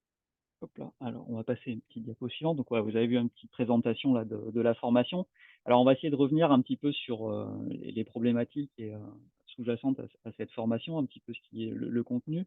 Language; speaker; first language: French; native; French